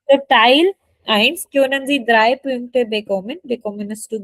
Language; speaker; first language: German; non-native, fluent; Hindi